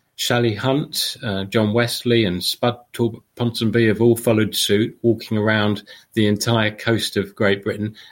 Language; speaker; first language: English; native; English